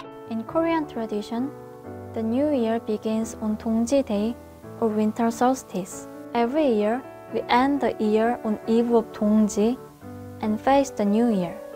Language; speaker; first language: English; non-native, fluent; Korean